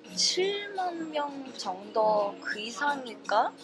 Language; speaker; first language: Korean; non-native, fluent; Russian